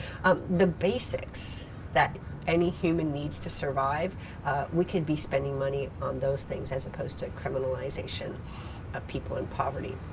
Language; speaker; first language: English; native; English